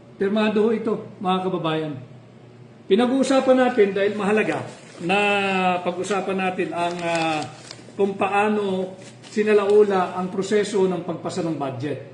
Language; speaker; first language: Filipino; native; Filipino